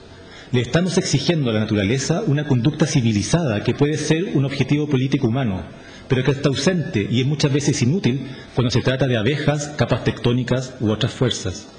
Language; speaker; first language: Spanish; native; Spanish